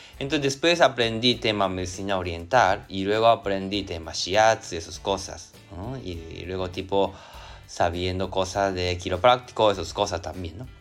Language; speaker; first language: Spanish; non-native, learner; Japanese